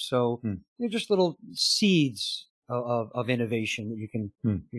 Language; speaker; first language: English; native; English